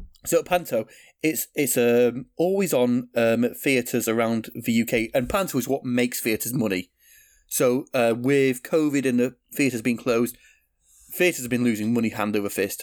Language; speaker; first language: English; native; English